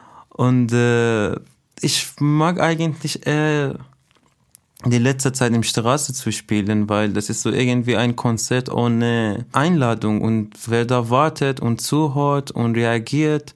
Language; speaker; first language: German; non-native, fluent; Persian